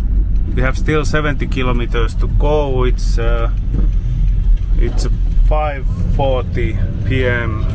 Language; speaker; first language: English; non-native, learner; Finnish